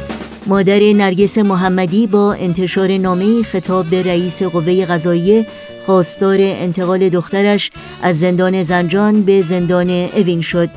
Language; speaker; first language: Persian; native; Persian